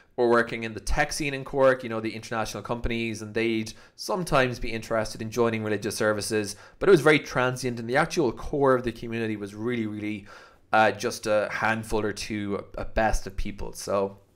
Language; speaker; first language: English; native; English